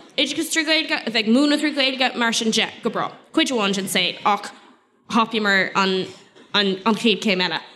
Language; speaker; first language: Irish; non-native, local second language; English